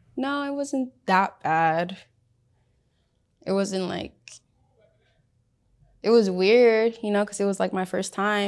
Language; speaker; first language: English; early bilingual, other home language; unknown